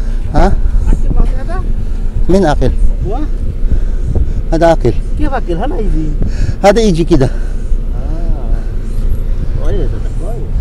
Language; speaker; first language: Arabic; non-native, learner; Filipino